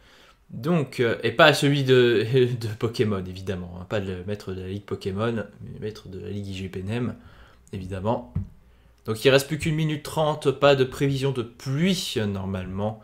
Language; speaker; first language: French; native; French